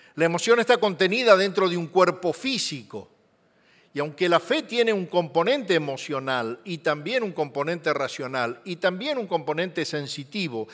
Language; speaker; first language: Spanish; native; Spanish